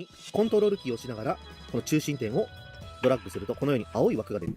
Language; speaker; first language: Japanese; native; Japanese